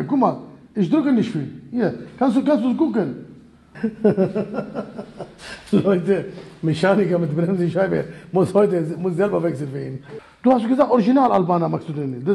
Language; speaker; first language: German; non-native, learner; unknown